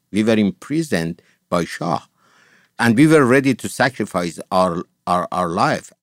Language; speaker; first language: English; non-native, fluent; Persian